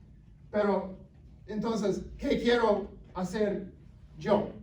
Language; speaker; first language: Spanish; non-native, fluent; English